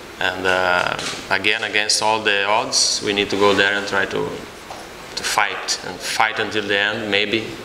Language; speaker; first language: English; non-native, fluent; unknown